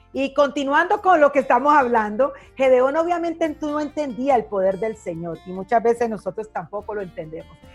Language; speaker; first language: Spanish; native; Spanish